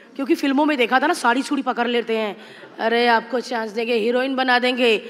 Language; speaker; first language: Hindi; native; Hindi